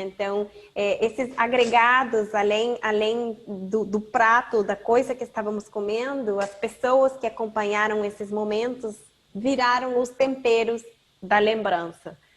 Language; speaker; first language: Portuguese; non-native, fluent; Spanish